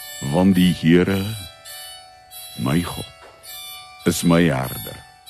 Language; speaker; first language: English; non-native, local second language; Afrikaans